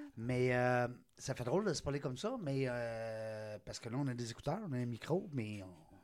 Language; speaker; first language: French; native; French